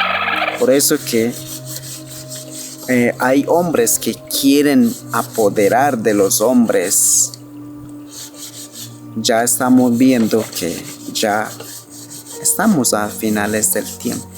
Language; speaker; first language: Spanish; non-native, local second language; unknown